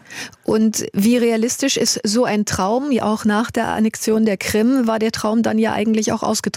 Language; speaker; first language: German; native; German